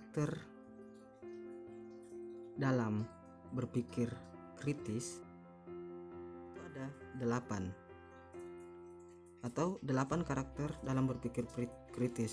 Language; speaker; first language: Indonesian; native; Indonesian